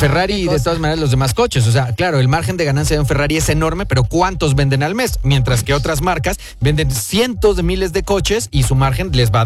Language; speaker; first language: Spanish; native; Spanish